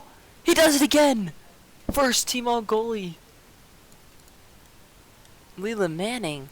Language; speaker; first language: English; native; English